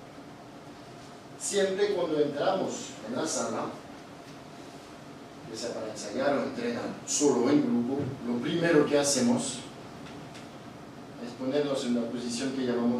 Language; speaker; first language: Spanish; non-native, fluent; Italian